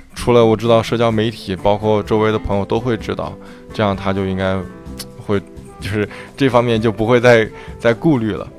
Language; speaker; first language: Chinese; native; Chinese